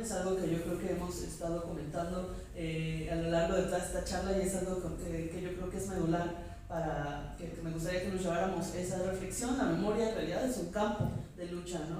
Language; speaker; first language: Spanish; native; Spanish